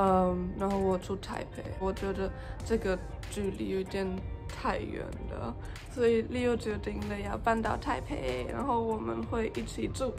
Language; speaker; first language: Chinese; early bilingual, heritage; German